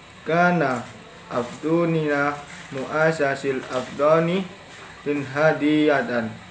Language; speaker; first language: Arabic; non-native, learner; Indonesian